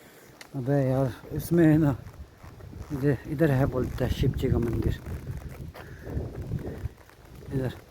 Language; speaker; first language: Hindi; non-native, local second language; Tibetan